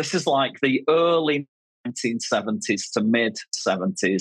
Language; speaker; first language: English; native; English